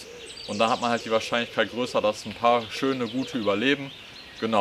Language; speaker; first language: German; native; German